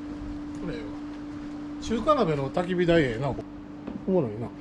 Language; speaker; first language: Japanese; native; Japanese